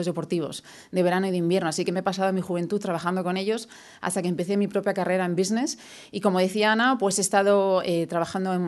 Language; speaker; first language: Spanish; native; Spanish